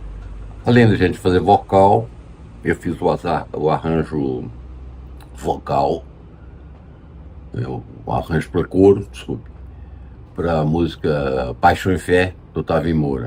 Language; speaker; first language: Portuguese; native; Portuguese